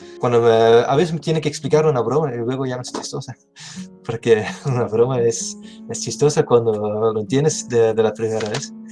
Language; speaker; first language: Spanish; non-native, fluent; Dutch